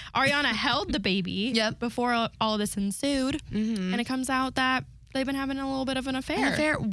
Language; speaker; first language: English; native; English